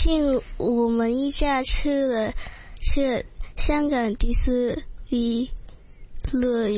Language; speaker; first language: Chinese; non-native, local second language; Cantonese